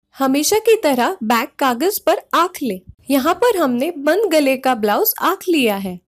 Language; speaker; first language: Hindi; non-native, local second language; Marathi